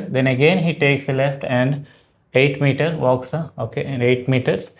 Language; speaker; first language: English; non-native, local second language; Kannada